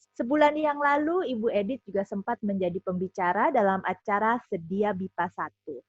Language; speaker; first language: Indonesian; native; Indonesian